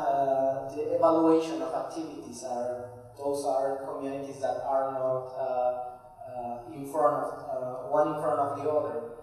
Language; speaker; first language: English; non-native, fluent; Spanish